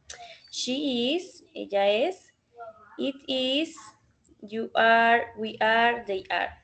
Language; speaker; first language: English; non-native, learner; Spanish